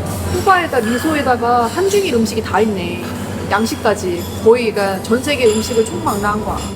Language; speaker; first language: Korean; native; Korean